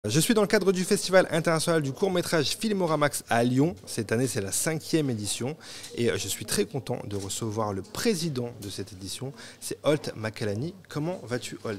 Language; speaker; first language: French; native; French